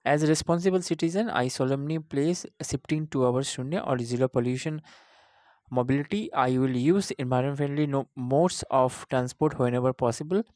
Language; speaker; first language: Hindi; non-native, local second language; Bangla